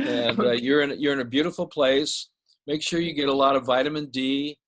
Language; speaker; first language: English; native; English